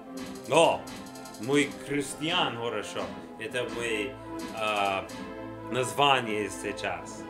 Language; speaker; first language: Russian; non-native, learner; English